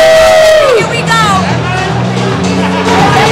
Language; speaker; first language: English; native; English